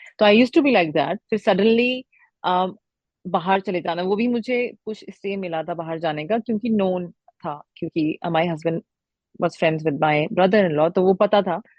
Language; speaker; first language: Hindi; native; Hindi